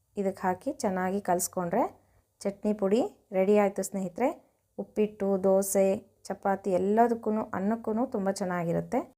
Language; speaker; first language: Kannada; native; Kannada